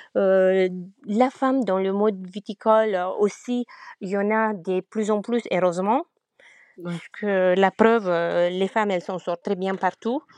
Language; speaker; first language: French; non-native, fluent; Romanian